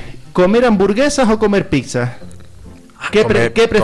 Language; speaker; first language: Spanish; native; Spanish